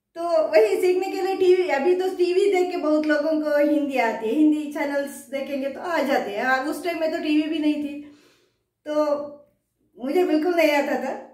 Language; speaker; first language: Hindi; non-native, local second language; Kannada